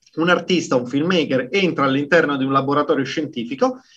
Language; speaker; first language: Italian; native; Italian